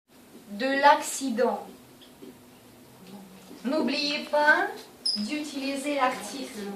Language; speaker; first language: French; non-native, fluent; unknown